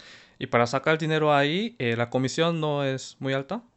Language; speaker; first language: Spanish; non-native, fluent; Korean